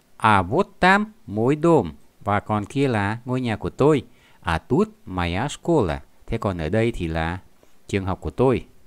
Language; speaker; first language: Vietnamese; native; Vietnamese